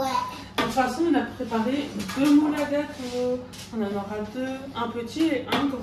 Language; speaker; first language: French; native; French